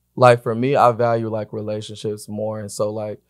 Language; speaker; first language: English; native; English